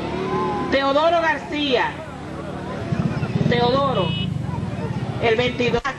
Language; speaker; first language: Spanish; native; Spanish